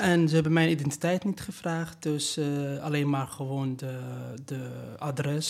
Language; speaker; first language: Dutch; non-native, fluent; Persian